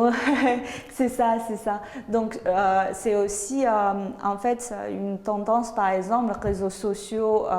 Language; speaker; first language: French; non-native, fluent; Chinese